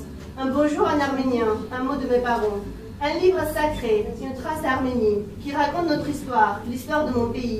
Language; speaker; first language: French; non-native, fluent; Armenian